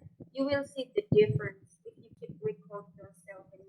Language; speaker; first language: English; non-native, fluent; Indonesian